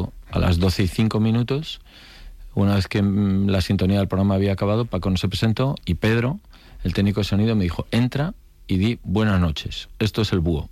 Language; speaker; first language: Spanish; native; Spanish